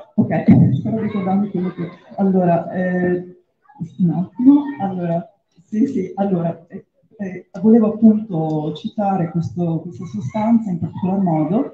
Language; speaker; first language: Italian; native; Italian